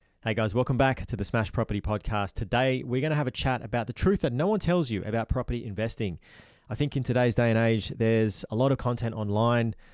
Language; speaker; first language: English; native; English